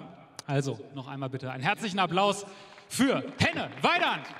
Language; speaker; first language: German; native; German